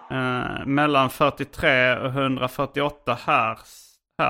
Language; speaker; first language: Swedish; native; Swedish